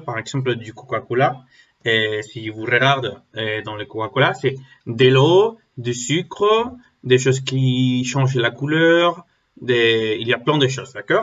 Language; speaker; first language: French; non-native, learner; Spanish